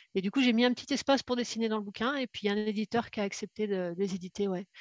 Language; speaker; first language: French; native; French